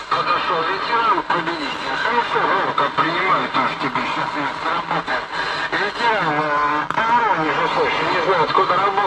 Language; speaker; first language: Russian; native; Russian